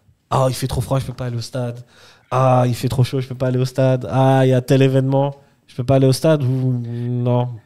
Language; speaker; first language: French; native; French